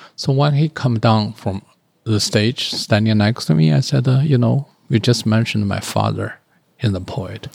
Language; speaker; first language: English; non-native, learner; Chinese